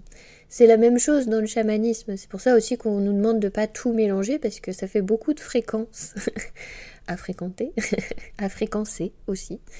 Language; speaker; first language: French; native; French